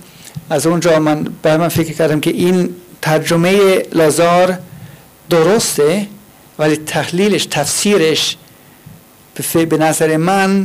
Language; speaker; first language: Persian; non-native, fluent; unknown